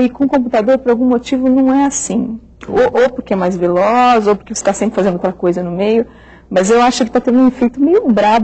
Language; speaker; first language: Portuguese; native; Portuguese